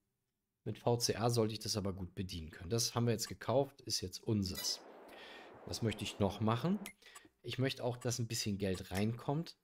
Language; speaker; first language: German; native; German